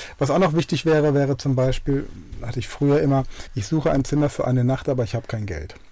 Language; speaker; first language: German; native; German